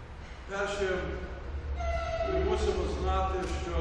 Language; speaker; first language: Ukrainian; early bilingual, heritage; Ukrainian